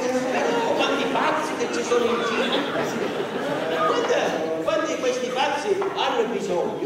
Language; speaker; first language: Italian; native; Italian